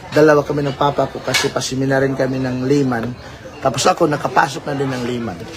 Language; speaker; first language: Filipino; non-native, local second language; Cebuano